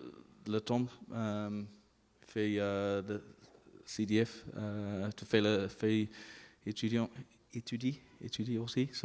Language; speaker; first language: French; non-native, learner; English